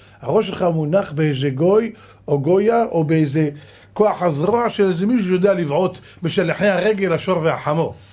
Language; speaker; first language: Hebrew; native; Hebrew